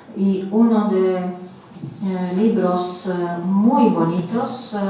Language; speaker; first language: Spanish; non-native, fluent; Latvian